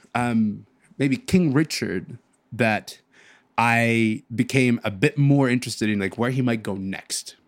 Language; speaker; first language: English; early bilingual, other home language; Arabic